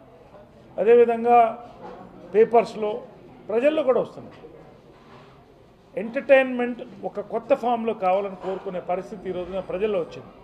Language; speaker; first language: Telugu; native; Telugu